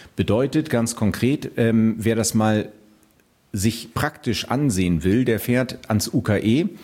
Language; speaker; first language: German; native; German